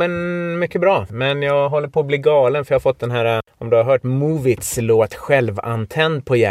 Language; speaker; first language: Swedish; native; Swedish